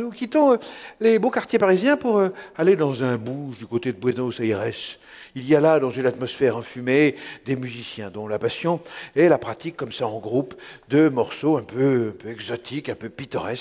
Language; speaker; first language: French; native; French